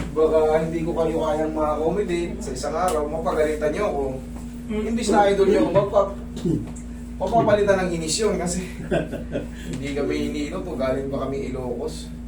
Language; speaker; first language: Filipino; non-native, local second language; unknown